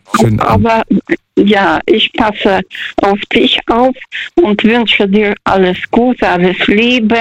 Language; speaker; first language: German; early bilingual, other home language; Russian